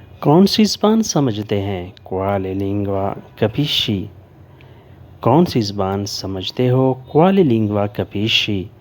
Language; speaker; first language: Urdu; native; Urdu